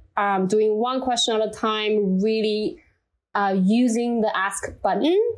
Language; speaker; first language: English; non-native, fluent; Chinese